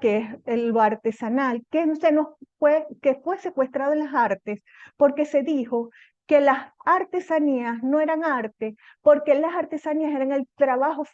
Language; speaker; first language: Spanish; native; Spanish